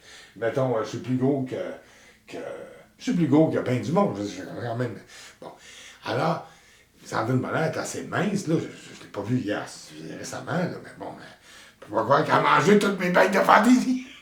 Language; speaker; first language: French; native; French